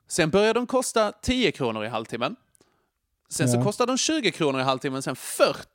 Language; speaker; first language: Swedish; native; Swedish